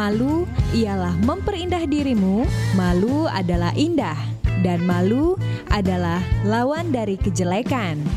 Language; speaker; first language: Indonesian; native; Indonesian